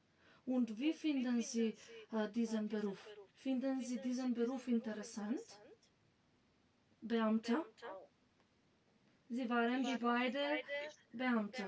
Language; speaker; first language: German; non-native, fluent; Macedonian